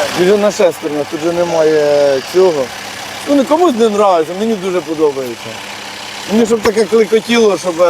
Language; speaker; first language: Ukrainian; native; Ukrainian